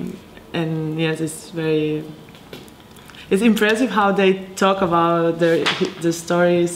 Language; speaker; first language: English; non-native, fluent; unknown